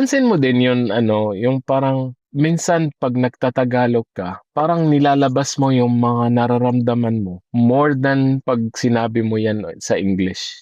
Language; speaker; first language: Filipino; non-native, fluent; Arabic